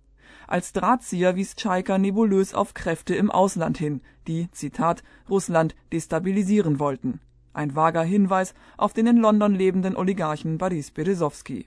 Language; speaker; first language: German; native; German